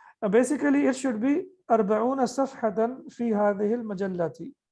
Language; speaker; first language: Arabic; non-native, fluent; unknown